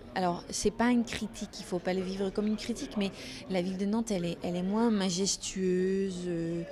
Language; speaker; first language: French; non-native, fluent; Dutch